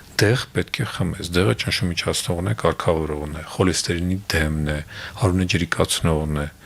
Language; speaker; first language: Armenian; native; Armenian